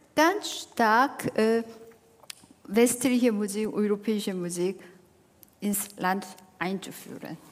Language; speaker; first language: German; non-native, fluent; Korean